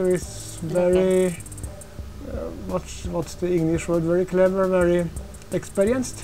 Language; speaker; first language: English; non-native, fluent; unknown